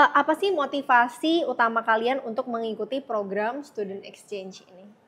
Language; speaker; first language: Indonesian; native; Indonesian